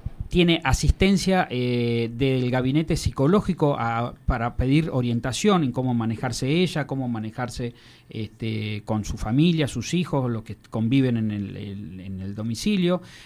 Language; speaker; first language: Spanish; native; Spanish